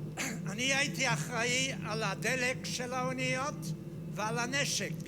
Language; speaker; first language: Hebrew; non-native, fluent; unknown